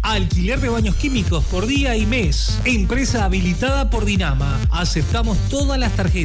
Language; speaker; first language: Spanish; native; Spanish